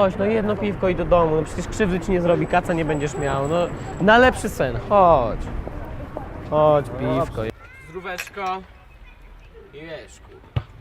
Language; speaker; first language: Polish; native; Polish